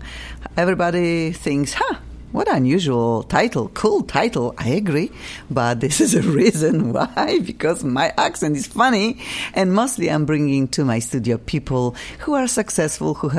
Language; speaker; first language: English; non-native, fluent; Polish